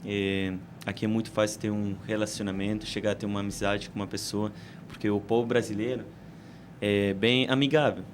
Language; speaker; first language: Portuguese; non-native, fluent; Italian